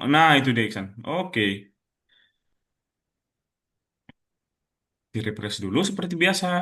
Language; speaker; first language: Indonesian; native; Indonesian